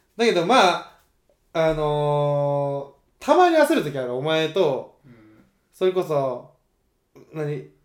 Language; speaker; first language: Japanese; native; Japanese